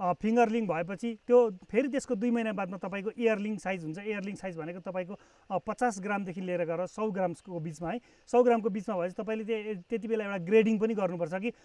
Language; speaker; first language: Nepali; native; Nepali